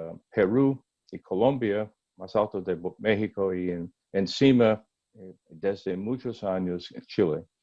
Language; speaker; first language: Spanish; non-native, learner; English